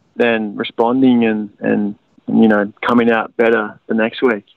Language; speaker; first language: English; native; English